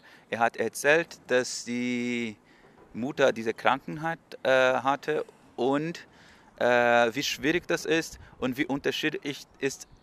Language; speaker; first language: German; non-native, learner; Portuguese